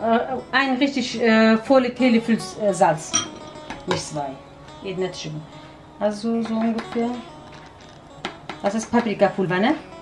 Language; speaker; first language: German; non-native, learner; Central Kurdish